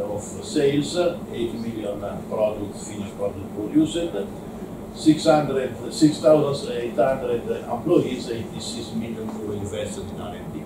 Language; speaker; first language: English; non-native, learner; Italian